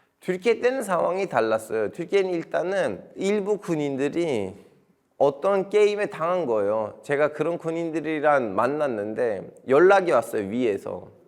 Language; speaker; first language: Korean; non-native, fluent; Turkish